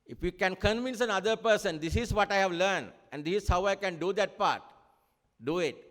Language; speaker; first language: English; non-native, local second language; Sinhala